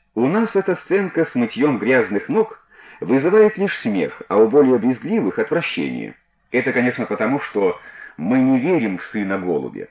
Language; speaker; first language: Russian; native; Russian